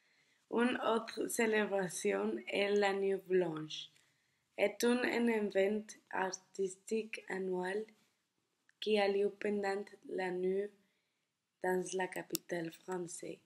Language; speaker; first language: French; non-native, learner; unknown